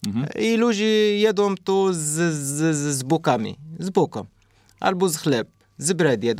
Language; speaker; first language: Polish; non-native, learner; Arabic